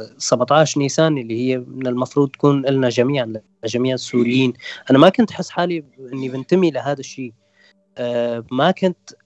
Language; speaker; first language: Arabic; non-native, local second language; Kurdish